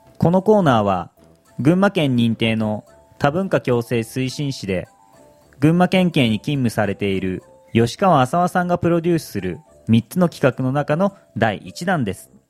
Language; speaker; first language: Japanese; native; Japanese